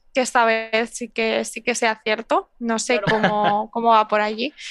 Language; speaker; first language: Spanish; native; Spanish